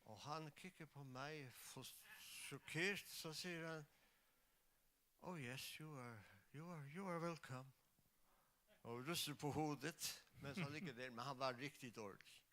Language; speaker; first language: Danish; non-native, local second language; Faroese